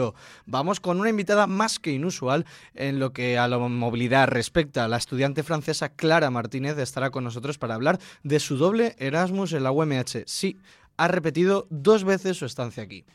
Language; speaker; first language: Spanish; native; Spanish